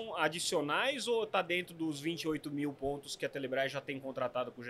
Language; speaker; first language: Portuguese; native; Portuguese